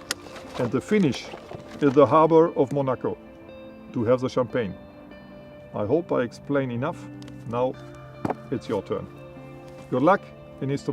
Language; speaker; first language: English; non-native, fluent; German